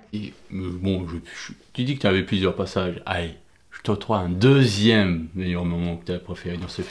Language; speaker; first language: French; native; French